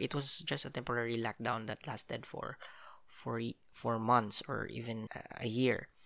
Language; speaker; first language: English; non-native, local second language; Cebuano